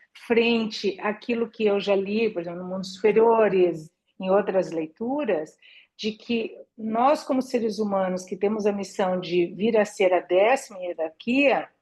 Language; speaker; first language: Portuguese; native; Portuguese